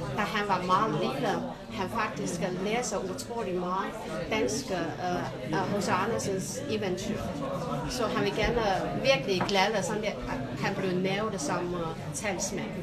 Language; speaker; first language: Danish; non-native, fluent; Chinese